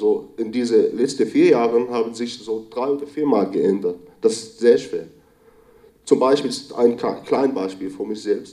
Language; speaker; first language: German; non-native, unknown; Arabic